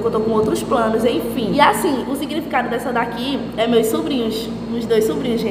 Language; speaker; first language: Portuguese; native; Portuguese